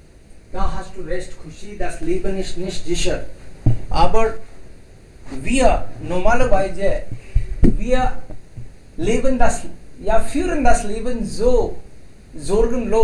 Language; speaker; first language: German; non-native, fluent; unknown